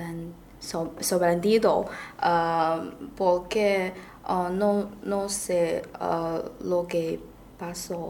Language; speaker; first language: Spanish; non-native, learner; Chinese